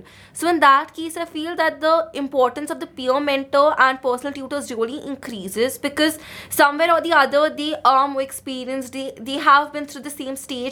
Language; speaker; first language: English; non-native, local second language; Hindi